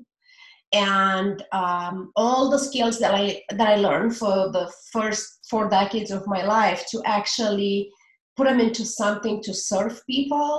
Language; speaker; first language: English; non-native, fluent; Romanian